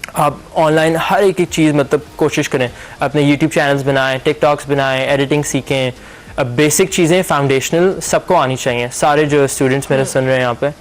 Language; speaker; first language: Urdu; native; Urdu